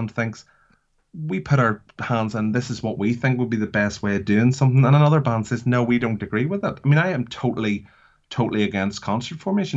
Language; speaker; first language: English; native; English